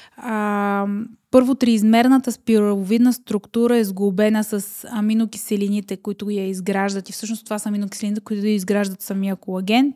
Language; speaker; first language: Bulgarian; native; Bulgarian